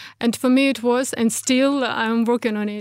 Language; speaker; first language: English; non-native, fluent; Ukrainian